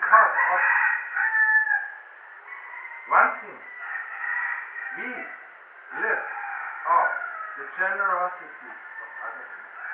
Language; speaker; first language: English; non-native, fluent; German